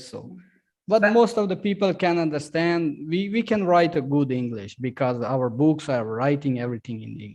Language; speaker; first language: English; non-native, local second language; Urdu